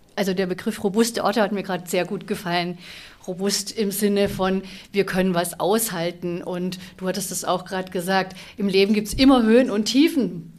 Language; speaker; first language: German; native; German